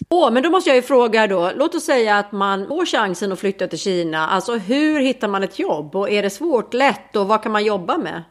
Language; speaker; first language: Swedish; native; Swedish